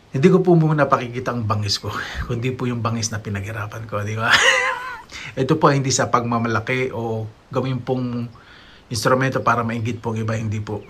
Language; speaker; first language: Filipino; native; Filipino